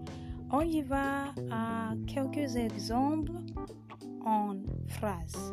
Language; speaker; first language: French; non-native, learner; English